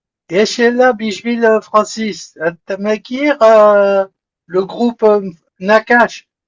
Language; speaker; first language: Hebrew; non-native, learner; French